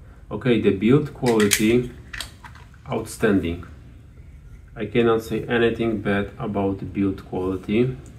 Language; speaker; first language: English; non-native, fluent; Polish